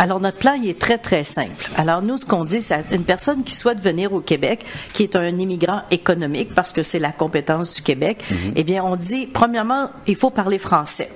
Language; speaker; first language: French; native; French